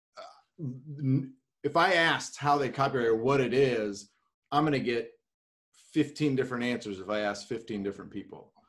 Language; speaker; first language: English; native; English